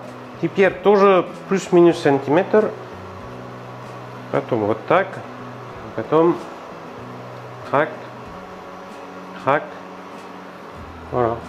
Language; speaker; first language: Russian; non-native, learner; French